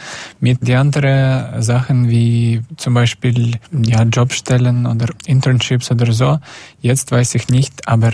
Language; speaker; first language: German; non-native, learner; Russian